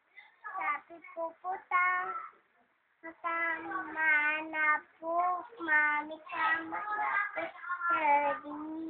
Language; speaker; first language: Filipino; native; Filipino